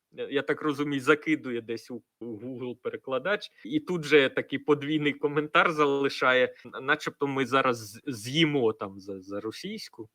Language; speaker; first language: Ukrainian; non-native, local second language; Russian